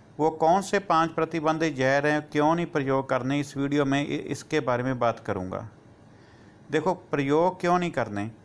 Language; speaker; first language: Hindi; non-native, local second language; Punjabi